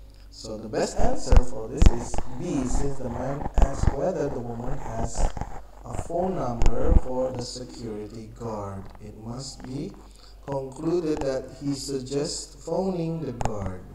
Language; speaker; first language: English; non-native, fluent; Indonesian